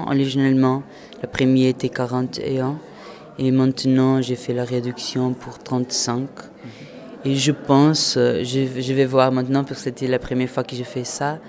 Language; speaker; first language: French; non-native, fluent; Portuguese